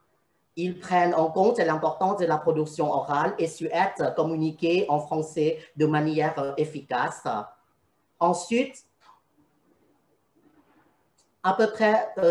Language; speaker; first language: French; non-native, fluent; Thai